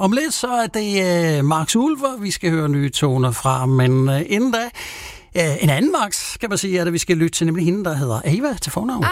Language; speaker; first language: Danish; native; Danish